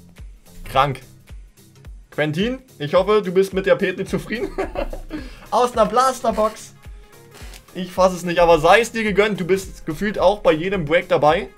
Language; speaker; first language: German; native; German